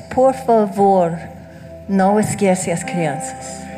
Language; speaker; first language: Portuguese; non-native, learner; English